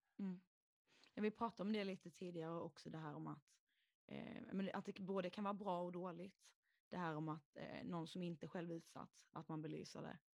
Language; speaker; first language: Swedish; native; Swedish